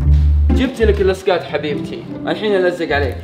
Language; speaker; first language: Arabic; native; Arabic